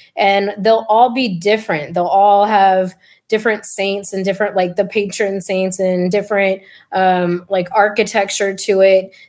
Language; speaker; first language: English; native; English